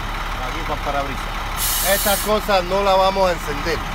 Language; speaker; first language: Spanish; native; Spanish